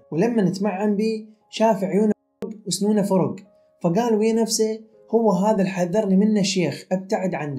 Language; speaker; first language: Arabic; native; Arabic